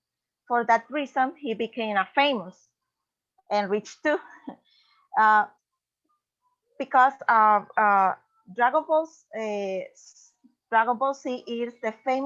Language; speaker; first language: English; non-native, learner; Spanish